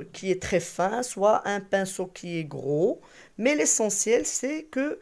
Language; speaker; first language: French; non-native, local second language; Arabic